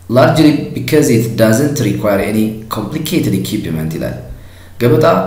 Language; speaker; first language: English; non-native, fluent; Amharic